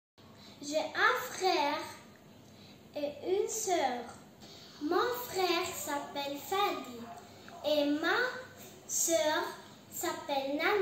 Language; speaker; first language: French; non-native, learner; Arabic